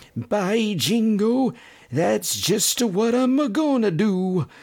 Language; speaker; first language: English; native; English